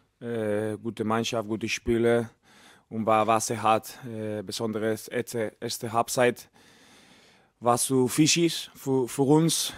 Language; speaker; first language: German; non-native, learner; Spanish